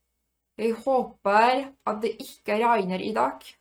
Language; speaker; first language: Norwegian; non-native, fluent; Polish